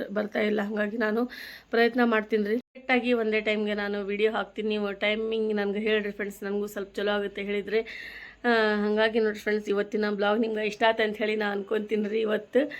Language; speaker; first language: Kannada; native; Kannada